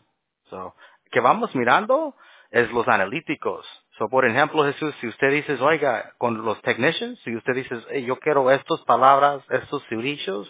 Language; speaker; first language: Spanish; early bilingual, heritage; Spanish